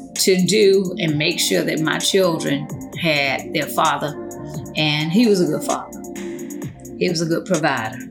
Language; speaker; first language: English; native; English